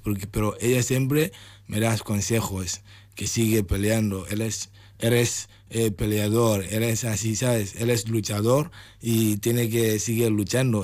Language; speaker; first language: Spanish; non-native, learner; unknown